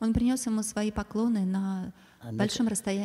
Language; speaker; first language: Russian; native; Russian